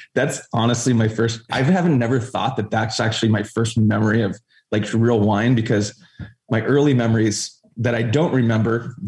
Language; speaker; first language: English; native; English